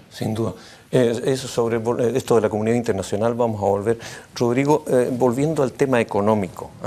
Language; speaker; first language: Spanish; native; Spanish